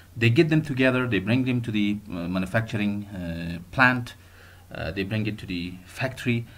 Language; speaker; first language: English; non-native, fluent; Persian